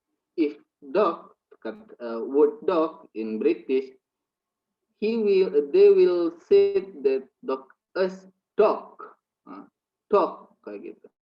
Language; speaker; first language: English; non-native, fluent; Indonesian